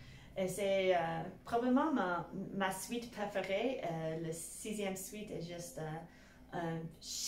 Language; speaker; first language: French; non-native, fluent; English